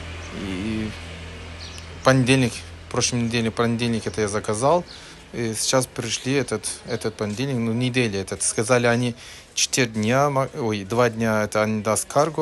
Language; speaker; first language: Russian; non-native, learner; Turkish